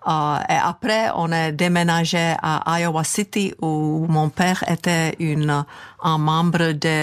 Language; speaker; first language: French; non-native, fluent; Czech